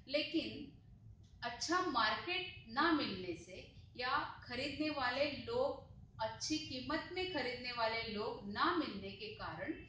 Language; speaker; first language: Hindi; non-native, local second language; Marathi